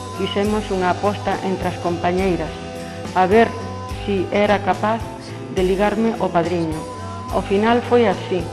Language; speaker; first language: Galician; native; Galician